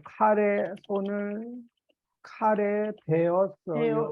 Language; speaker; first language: Korean; native; Korean